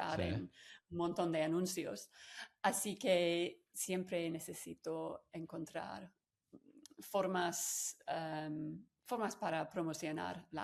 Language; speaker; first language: Spanish; non-native, fluent; English